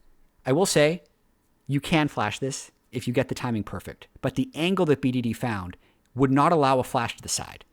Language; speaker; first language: English; native; English